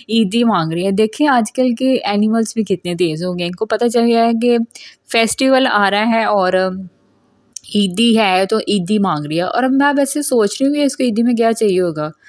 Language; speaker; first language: Urdu; non-native, local second language; Punjabi